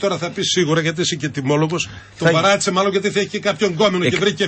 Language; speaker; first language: Greek; native; Greek